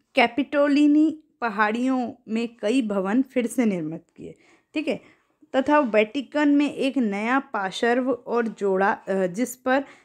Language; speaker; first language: Hindi; native; Hindi